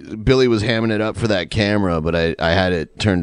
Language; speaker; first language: English; native; English